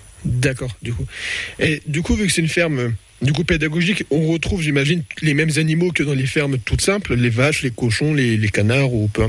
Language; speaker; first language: French; native; French